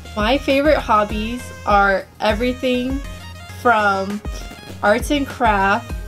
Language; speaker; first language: English; native; English